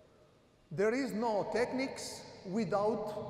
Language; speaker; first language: English; non-native, learner; Italian